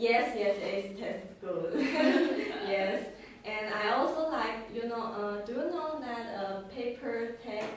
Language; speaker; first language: English; non-native, learner; Chinese